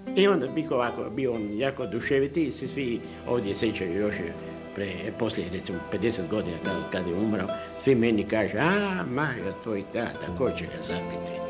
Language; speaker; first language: Bosnian; early bilingual, heritage; Bosnian